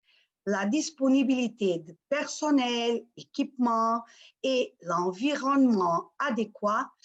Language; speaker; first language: French; non-native, fluent; Portuguese